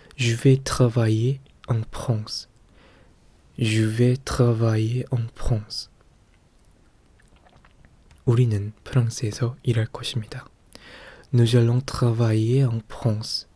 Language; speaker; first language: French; non-native, learner; Korean